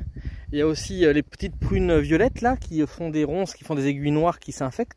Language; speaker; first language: French; native; French